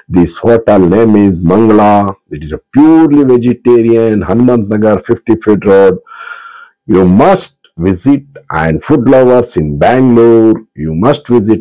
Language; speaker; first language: English; non-native, local second language; Kannada